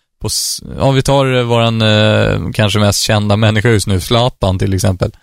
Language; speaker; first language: Swedish; native; Swedish